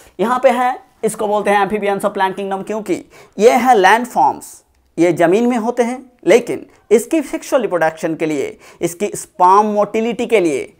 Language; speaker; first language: Hindi; non-native, local second language; Bangla